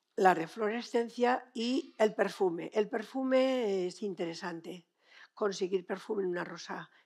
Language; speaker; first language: Spanish; native; Spanish